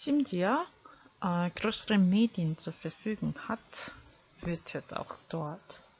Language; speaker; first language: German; non-native, fluent; Korean